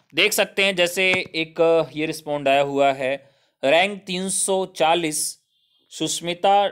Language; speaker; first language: Hindi; native; Hindi